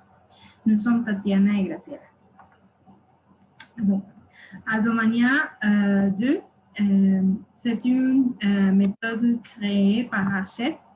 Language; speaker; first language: French; non-native, fluent; Spanish